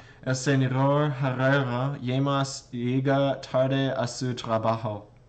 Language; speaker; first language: Spanish; non-native, learner; English